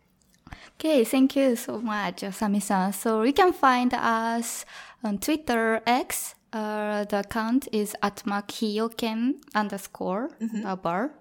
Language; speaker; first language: English; non-native, learner; Japanese